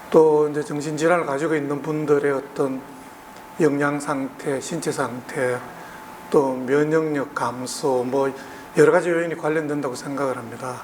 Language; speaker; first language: Korean; native; Korean